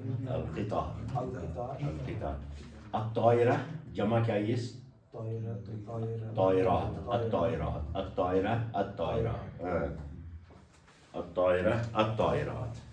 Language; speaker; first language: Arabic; non-native, fluent; Urdu